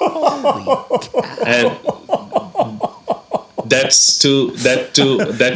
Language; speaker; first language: English; non-native, local second language; Konkani